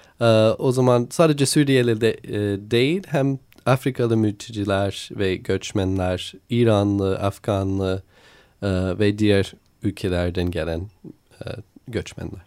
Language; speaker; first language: Turkish; non-native, learner; English